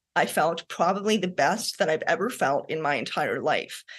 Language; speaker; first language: English; native; English